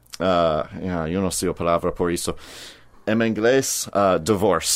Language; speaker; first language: Portuguese; non-native, learner; English